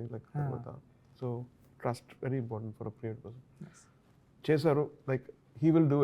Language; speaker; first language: Telugu; non-native, learner; Tamil